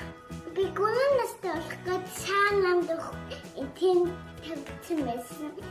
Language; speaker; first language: Mongolian; early bilingual, heritage; Mongolian